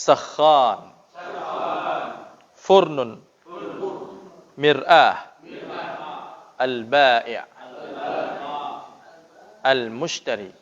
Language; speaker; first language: Arabic; non-native, fluent; Indonesian